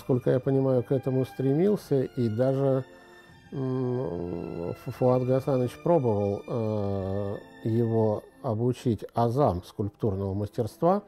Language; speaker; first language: Russian; native; Russian